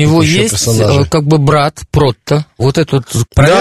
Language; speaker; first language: Russian; native; Russian